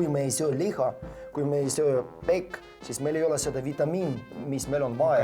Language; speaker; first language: Estonian; non-native, fluent; Russian